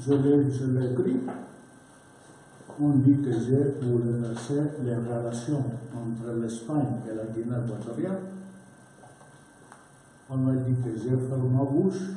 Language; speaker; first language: French; non-native, learner; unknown